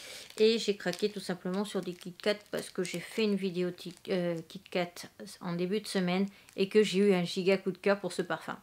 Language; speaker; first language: French; native; French